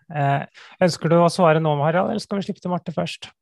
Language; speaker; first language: Norwegian; native; Norwegian